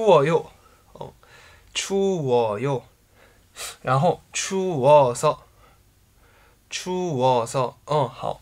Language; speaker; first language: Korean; non-native, fluent; Chinese